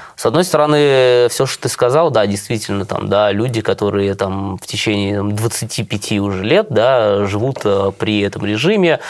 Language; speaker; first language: Russian; native; Russian